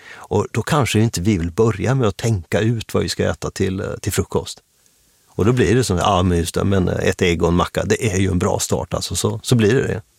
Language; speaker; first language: Swedish; native; Swedish